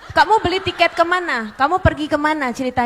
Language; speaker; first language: Indonesian; native; Indonesian